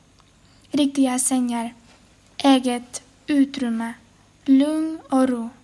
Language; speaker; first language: Swedish; non-native, fluent; Ukrainian